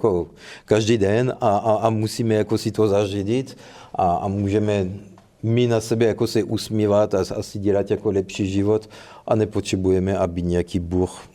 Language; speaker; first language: Czech; non-native, fluent; French